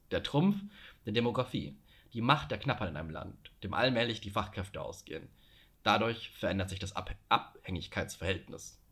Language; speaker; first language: German; native; German